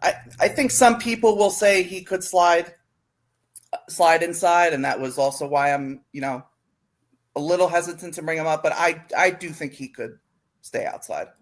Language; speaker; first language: English; native; English